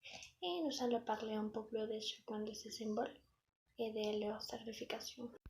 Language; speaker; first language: French; non-native, learner; Spanish